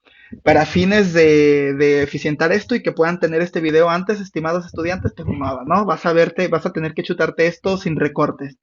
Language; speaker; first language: Spanish; native; Spanish